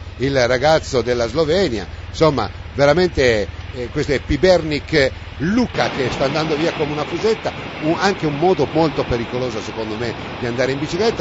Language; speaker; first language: Italian; native; Italian